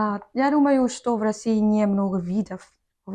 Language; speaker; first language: Russian; non-native, learner; Vietnamese